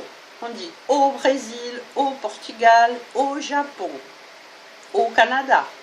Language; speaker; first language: French; non-native, fluent; Portuguese